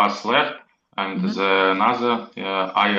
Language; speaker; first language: English; non-native, learner; Russian